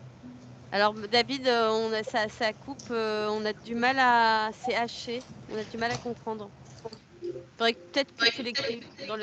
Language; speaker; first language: French; native; French